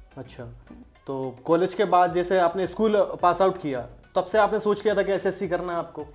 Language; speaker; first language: Hindi; native; Hindi